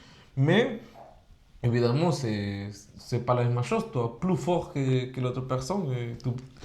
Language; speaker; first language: French; non-native, fluent; Spanish